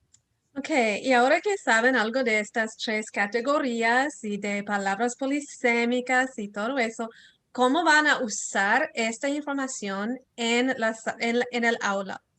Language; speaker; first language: Spanish; early bilingual, heritage; Spanish